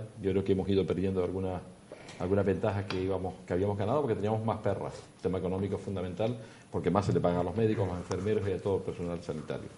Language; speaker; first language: Spanish; native; Spanish